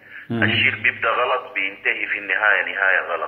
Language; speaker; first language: Arabic; native; Arabic